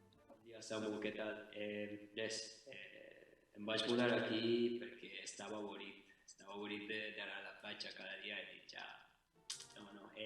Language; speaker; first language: Catalan; non-native, fluent; Divehi